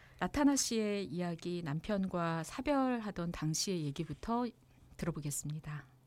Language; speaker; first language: Korean; native; Korean